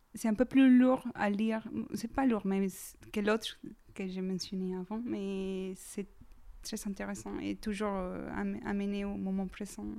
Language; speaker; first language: French; non-native, fluent; Spanish